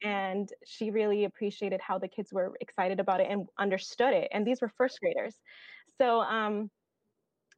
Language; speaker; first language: English; native; English